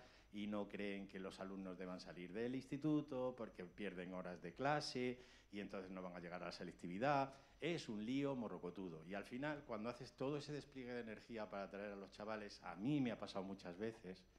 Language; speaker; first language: Spanish; native; Spanish